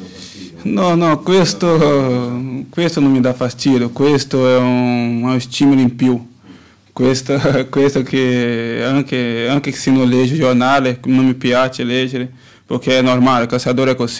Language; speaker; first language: Italian; non-native, learner; Portuguese